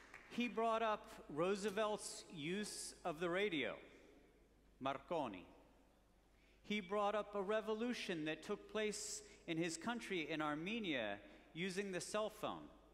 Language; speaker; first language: English; native; English